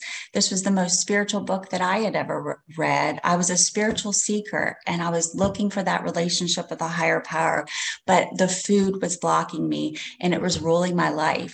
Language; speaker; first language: English; native; English